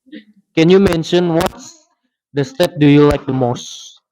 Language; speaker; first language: English; non-native, learner; Indonesian